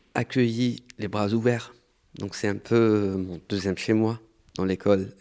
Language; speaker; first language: French; non-native, local second language; Arabic